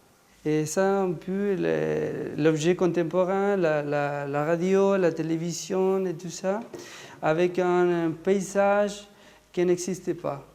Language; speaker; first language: French; non-native, fluent; Spanish